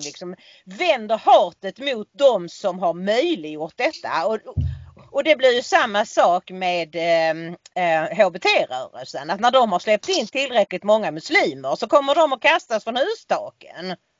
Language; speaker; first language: Swedish; native; Swedish